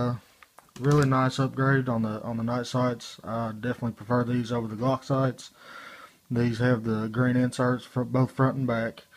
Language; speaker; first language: English; native; English